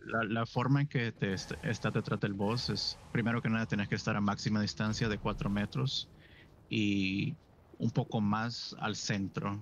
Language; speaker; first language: Spanish; native; Spanish